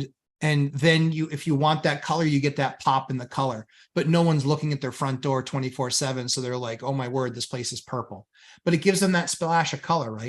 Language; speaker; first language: English; native; English